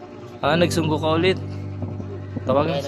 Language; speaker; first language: Filipino; non-native, local second language; Bikol